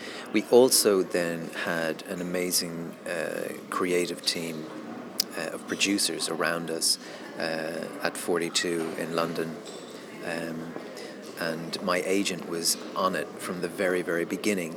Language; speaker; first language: English; native; English